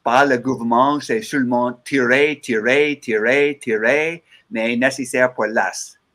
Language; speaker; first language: French; non-native, learner; English